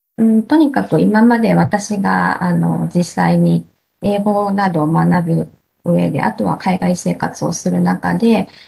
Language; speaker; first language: Japanese; native; Japanese